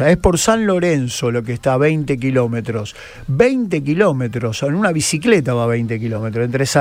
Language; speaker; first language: Spanish; native; Spanish